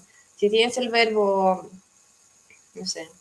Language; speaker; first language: Spanish; non-native, fluent; Russian